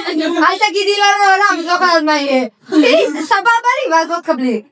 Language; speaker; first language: Hebrew; native; Hebrew